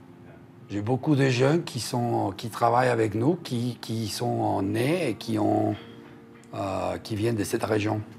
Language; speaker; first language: French; early bilingual, heritage; Spanish